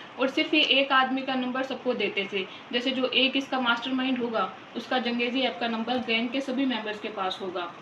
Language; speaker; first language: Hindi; non-native, local second language; Gujarati